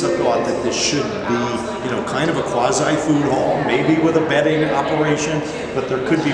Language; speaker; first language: English; native; English